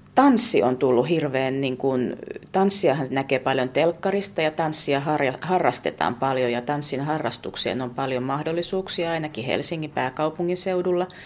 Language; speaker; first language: Finnish; native; Finnish